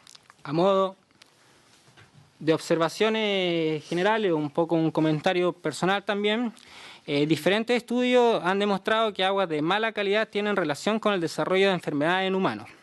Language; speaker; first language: Spanish; native; Spanish